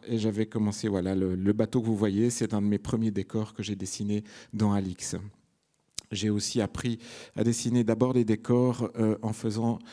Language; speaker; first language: French; native; French